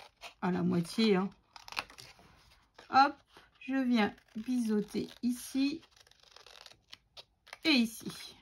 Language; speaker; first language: French; native; French